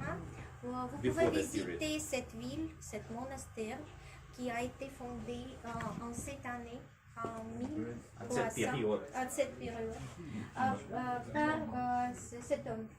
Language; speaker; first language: French; non-native, learner; Russian